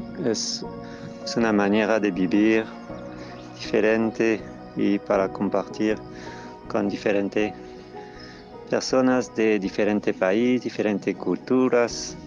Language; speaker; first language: Spanish; non-native, learner; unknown